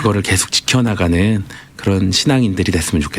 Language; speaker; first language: Korean; native; Korean